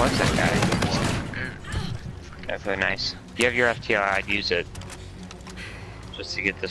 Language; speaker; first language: English; native; English